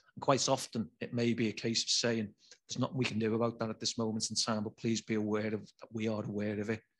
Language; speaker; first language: English; native; English